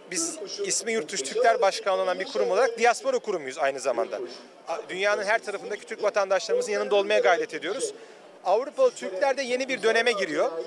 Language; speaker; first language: Turkish; native; Turkish